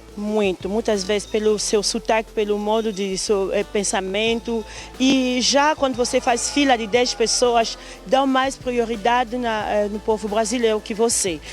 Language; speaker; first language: Portuguese; non-native, fluent; Lingala